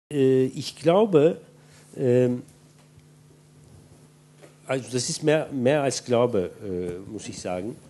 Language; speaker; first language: German; non-native, fluent; Turkish